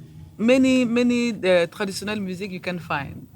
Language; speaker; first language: English; non-native, learner; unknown